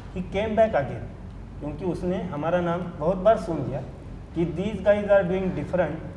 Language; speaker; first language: Hindi; non-native, local second language; Marathi